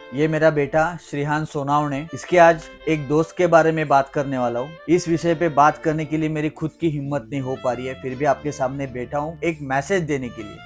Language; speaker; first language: Hindi; non-native, local second language; Marathi